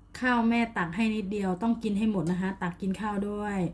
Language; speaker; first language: Thai; native; Thai